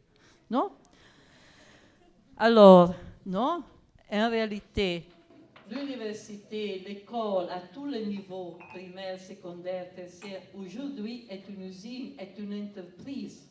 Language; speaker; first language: French; non-native, fluent; Italian